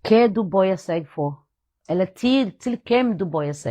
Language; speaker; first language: Norwegian; non-native, fluent; Portuguese